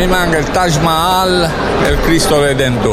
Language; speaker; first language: Italian; native; Italian